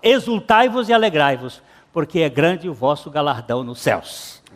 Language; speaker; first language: Portuguese; native; Portuguese